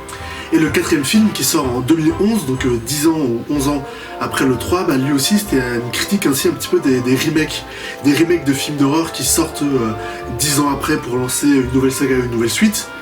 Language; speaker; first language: French; native; French